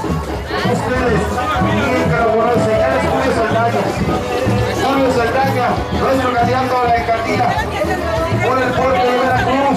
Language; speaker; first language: Spanish; native; Spanish